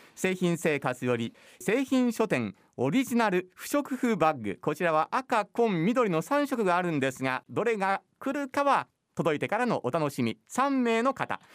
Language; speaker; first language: Japanese; native; Japanese